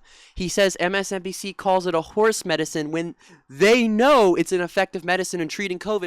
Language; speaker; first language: English; native; English